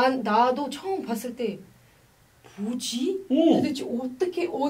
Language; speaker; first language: Korean; non-native, fluent; Arabic